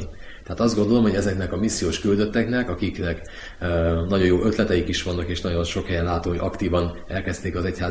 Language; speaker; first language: Hungarian; native; Hungarian